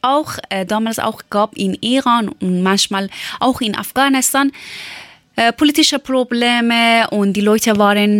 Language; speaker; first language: German; non-native, learner; Persian